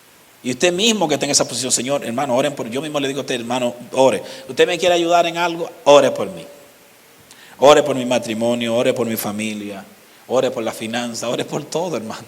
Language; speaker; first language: Spanish; native; Spanish